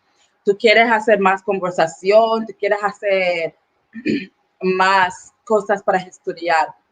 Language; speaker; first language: Spanish; non-native, learner; English